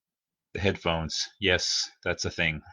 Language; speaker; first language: English; native; English